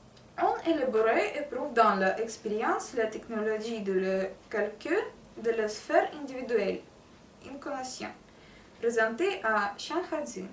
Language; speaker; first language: French; non-native, learner; Russian